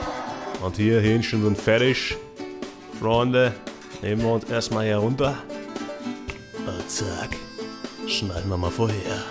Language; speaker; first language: German; native; German